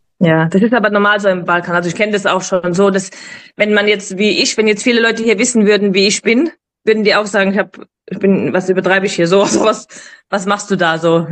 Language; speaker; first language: German; native; German